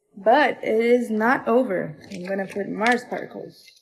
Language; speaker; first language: English; non-native, fluent; Portuguese